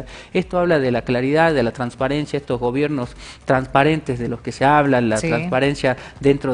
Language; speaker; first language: Spanish; native; Spanish